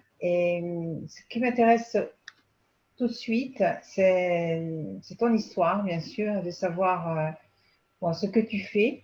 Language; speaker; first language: French; native; French